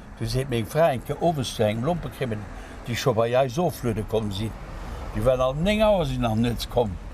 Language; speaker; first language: Luxembourgish; native; Luxembourgish